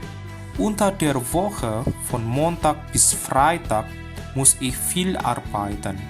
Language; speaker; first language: German; non-native, fluent; Indonesian